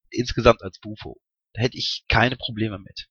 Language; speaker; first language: German; native; German